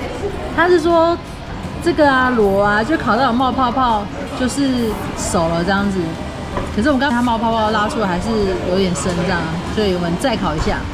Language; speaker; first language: Chinese; native; Chinese